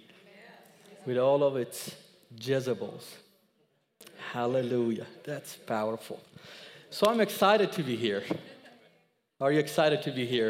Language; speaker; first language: English; non-native, fluent; Persian